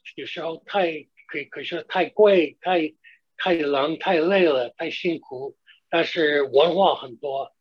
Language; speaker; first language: Chinese; non-native, fluent; English